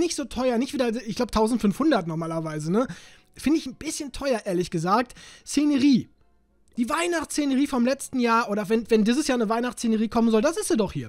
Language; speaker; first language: German; native; German